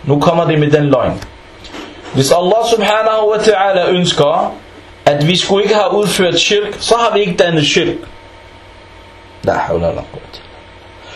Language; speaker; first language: Danish; early bilingual, other home language; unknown